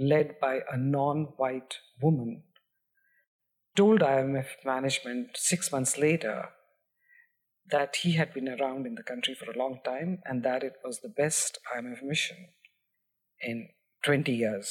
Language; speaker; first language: English; non-native, local second language; Hindi